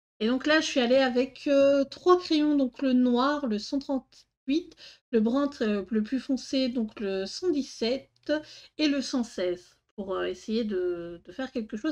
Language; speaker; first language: French; native; French